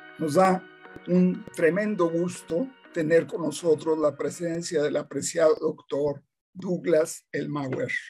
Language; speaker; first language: Spanish; native; Spanish